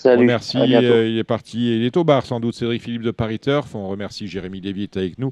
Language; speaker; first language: French; native; French